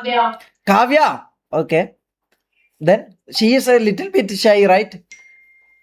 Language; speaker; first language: English; non-native, learner; Malayalam